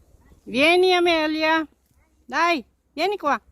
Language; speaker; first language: Italian; non-native, fluent; Filipino